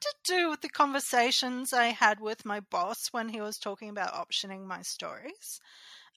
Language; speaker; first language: English; native; English